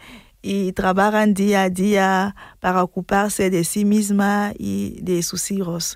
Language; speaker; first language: Spanish; non-native, fluent; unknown